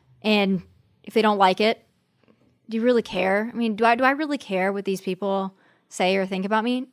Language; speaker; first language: English; native; English